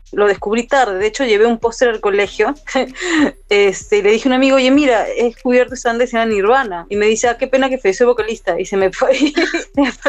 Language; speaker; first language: Spanish; native; Spanish